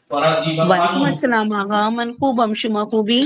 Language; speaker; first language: Persian; non-native, learner; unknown